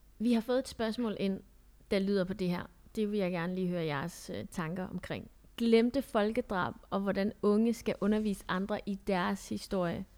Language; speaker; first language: Danish; early bilingual, other home language; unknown